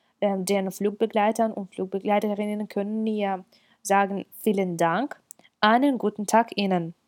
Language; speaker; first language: German; non-native, fluent; Russian